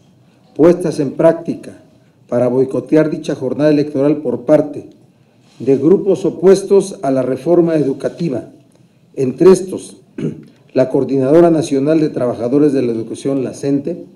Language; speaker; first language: Spanish; native; Spanish